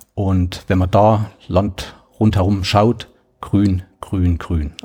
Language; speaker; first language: German; native; German